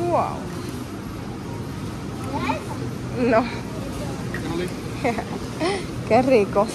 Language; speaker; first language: Spanish; native; Spanish